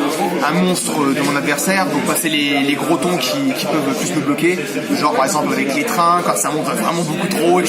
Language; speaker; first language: French; native; French